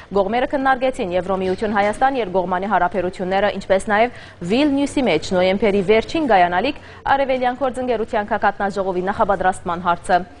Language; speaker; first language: Armenian; native; Armenian